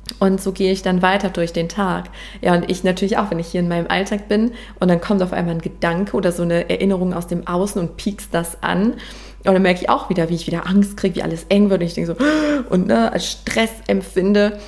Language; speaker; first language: German; native; German